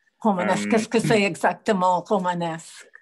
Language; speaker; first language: French; non-native, fluent; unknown